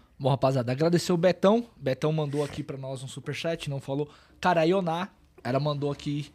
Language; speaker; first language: Portuguese; native; Portuguese